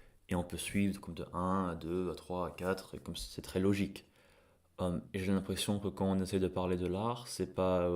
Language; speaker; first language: French; non-native, fluent; English